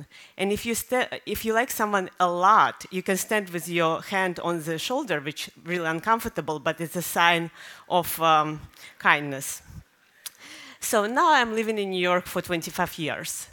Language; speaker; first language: English; non-native, fluent; Russian